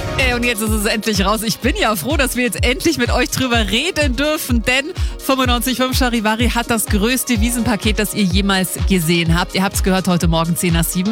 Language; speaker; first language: German; native; German